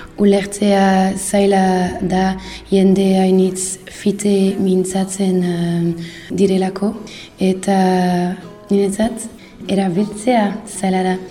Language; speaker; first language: Basque; non-native, learner; Dutch